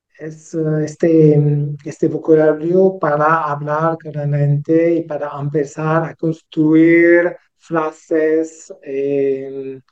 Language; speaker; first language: Spanish; non-native, learner; French